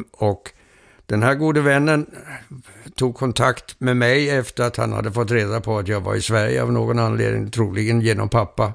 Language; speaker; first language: Swedish; early bilingual, heritage; Swedish